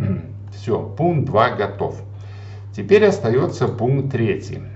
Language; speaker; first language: Russian; native; Russian